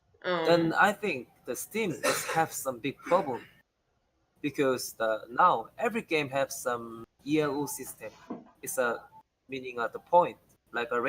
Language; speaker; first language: English; non-native, learner; Korean